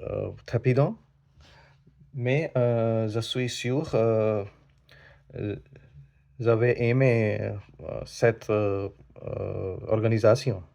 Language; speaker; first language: French; non-native, learner; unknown